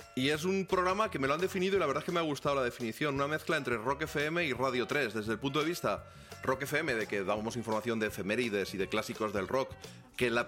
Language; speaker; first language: Spanish; native; Spanish